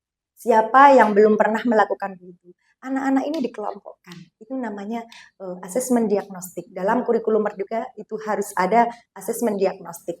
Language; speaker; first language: Indonesian; non-native, local second language; Javanese